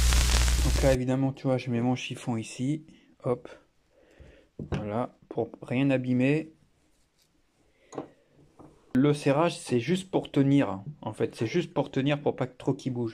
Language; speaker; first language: French; native; French